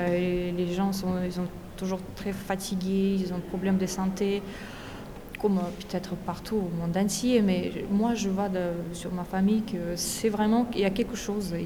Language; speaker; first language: French; non-native, fluent; Russian